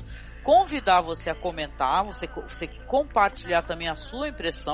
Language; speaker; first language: Portuguese; native; Portuguese